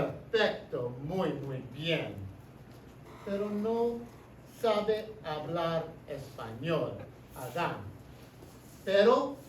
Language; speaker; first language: Spanish; non-native, fluent; English